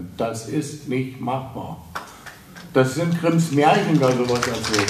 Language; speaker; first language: German; native; German